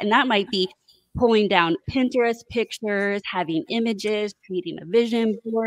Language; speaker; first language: English; native; English